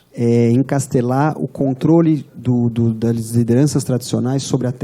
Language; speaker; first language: Portuguese; native; Portuguese